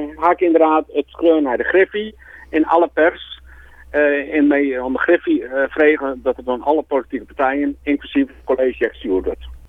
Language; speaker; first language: Dutch; non-native, local second language; Western Frisian